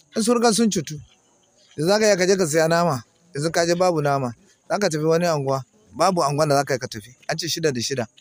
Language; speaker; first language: Hausa; non-native, local second language; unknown